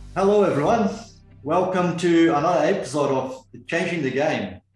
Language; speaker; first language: English; non-native, fluent; Portuguese